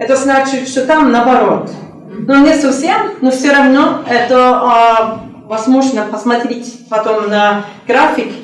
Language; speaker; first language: Russian; non-native, learner; Norwegian